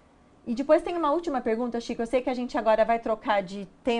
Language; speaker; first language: Portuguese; native; Portuguese